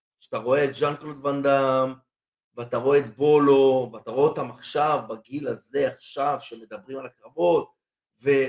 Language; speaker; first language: Hebrew; native; Hebrew